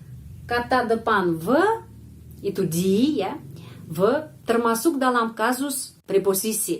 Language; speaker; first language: Indonesian; non-native, fluent; Russian